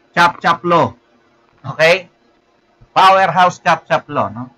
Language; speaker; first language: English; non-native, local second language; Filipino